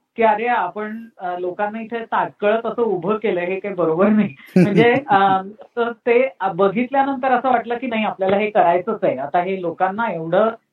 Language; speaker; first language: Marathi; native; Marathi